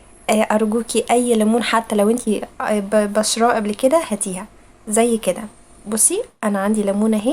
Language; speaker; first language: Arabic; native; Arabic